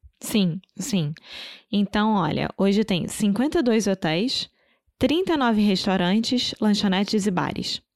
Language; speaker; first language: Portuguese; native; Portuguese